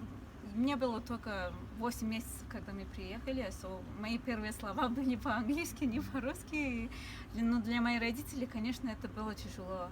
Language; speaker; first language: Russian; early bilingual, heritage; English